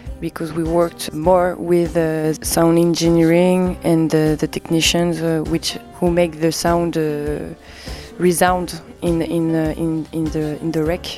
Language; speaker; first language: English; non-native, learner; French